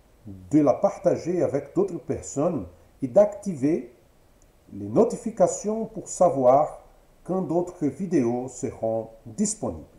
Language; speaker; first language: French; non-native, fluent; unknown